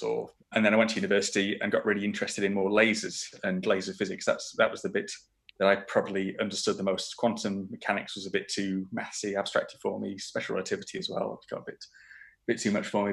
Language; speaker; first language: English; native; English